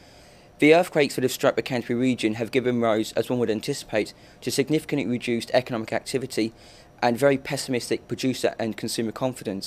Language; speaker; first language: English; native; English